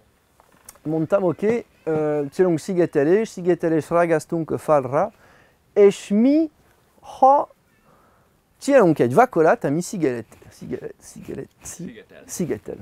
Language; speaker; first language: Hungarian; non-native, learner; French